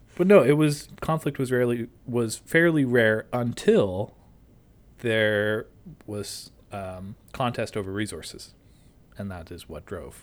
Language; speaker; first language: English; native; English